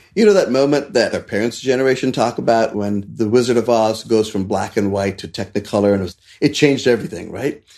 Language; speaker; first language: English; non-native, local second language; Hindi